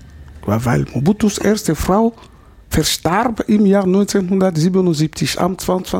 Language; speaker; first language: German; non-native, fluent; Lingala